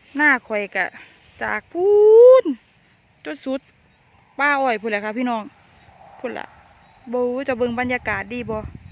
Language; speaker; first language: Thai; native; Thai